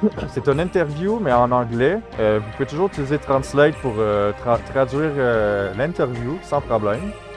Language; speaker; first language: French; native; French